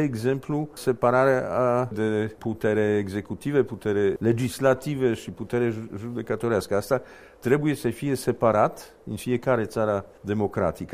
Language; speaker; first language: Romanian; non-native, fluent; Polish